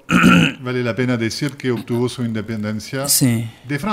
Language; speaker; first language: Spanish; native; Spanish